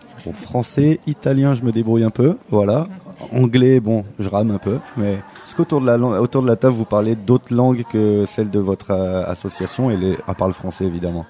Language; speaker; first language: French; native; French